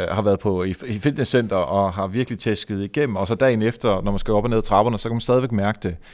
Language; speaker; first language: Danish; native; Danish